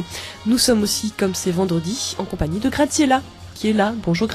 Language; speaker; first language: French; native; French